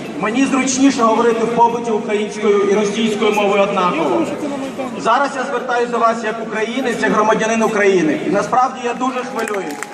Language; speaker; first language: Ukrainian; early bilingual, other home language; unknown